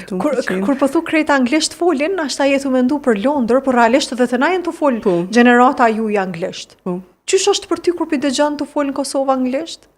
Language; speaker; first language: Albanian; native; Albanian